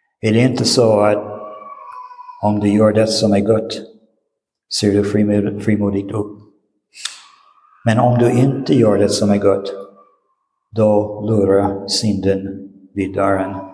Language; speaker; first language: Swedish; non-native, fluent; English